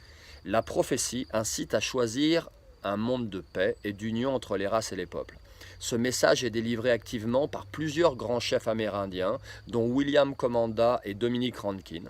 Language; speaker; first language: French; native; French